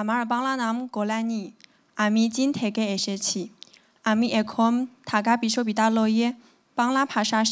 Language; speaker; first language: Bangla; non-native, learner; Chinese